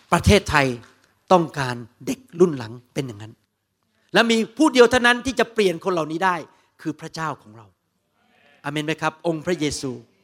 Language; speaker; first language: Thai; native; Thai